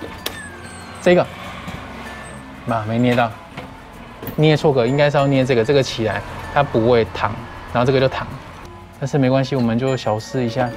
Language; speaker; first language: Chinese; native; Chinese